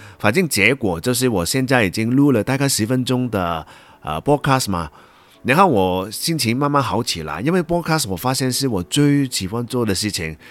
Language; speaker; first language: Chinese; non-native, local second language; Cantonese